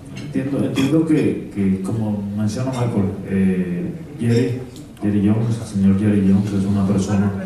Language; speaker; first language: Spanish; native; Spanish